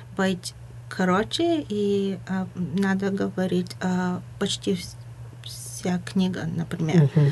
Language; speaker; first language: Russian; non-native, fluent; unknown